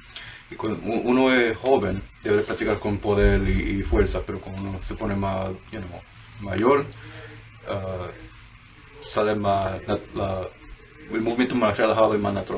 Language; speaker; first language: Spanish; early bilingual, heritage; Spanish